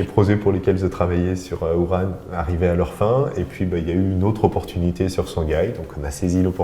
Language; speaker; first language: French; native; French